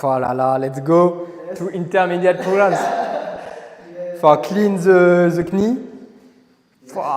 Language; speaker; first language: English; non-native, learner; French